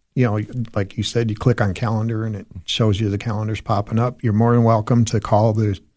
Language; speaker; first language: English; native; English